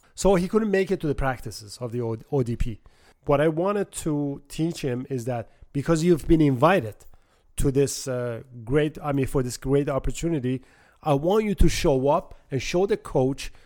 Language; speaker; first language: English; non-native, fluent; Persian